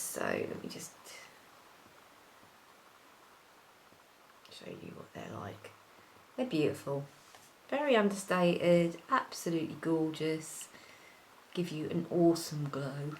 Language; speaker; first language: English; native; English